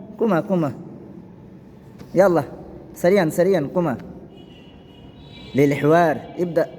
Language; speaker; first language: Arabic; non-native, fluent; Bangla